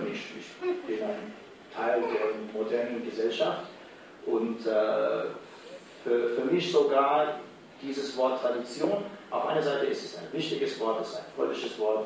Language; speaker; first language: German; non-native, fluent; English